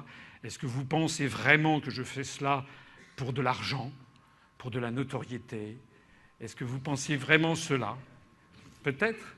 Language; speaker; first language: French; native; French